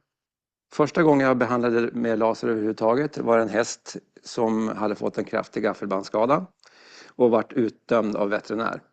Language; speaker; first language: Swedish; native; Swedish